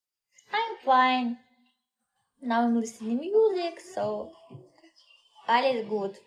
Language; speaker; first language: English; non-native, learner; Russian